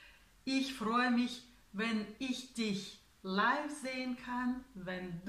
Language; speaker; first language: German; non-native, fluent; Russian